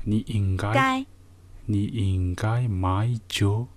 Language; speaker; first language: Chinese; non-native, learner; Mongolian